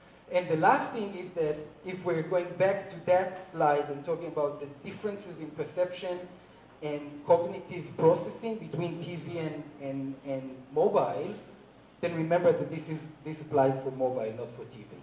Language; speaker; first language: English; non-native, fluent; Hebrew